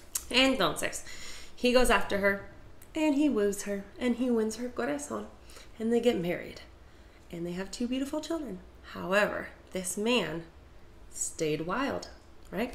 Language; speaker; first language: English; native; English